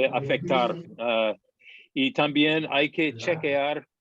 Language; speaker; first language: Spanish; non-native, fluent; English